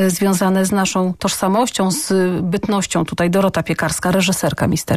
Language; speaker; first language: Polish; native; Polish